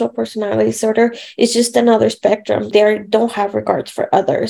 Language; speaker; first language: English; native; English